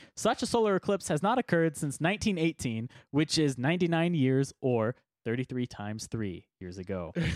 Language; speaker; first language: English; native; English